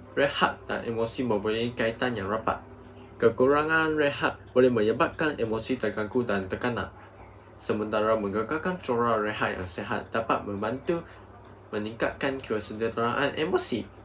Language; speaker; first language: Malay; non-native, local second language; Chinese